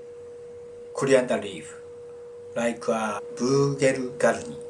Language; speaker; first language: English; non-native, learner; Japanese